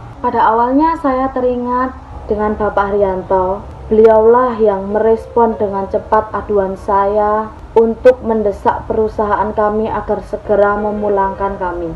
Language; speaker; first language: Indonesian; non-native, local second language; Javanese